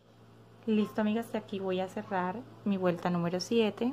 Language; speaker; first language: Spanish; native; Spanish